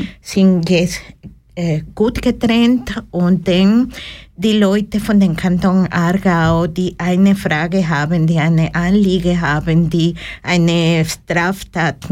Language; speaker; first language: German; non-native, learner; Spanish